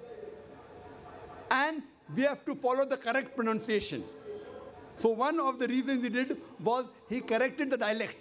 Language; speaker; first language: English; non-native, local second language; Urdu